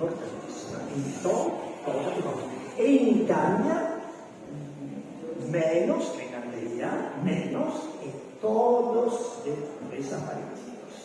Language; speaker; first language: Spanish; non-native, learner; Italian